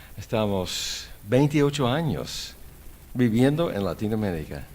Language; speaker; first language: Spanish; non-native, fluent; English